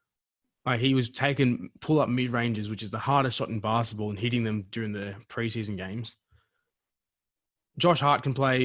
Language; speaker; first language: English; native; English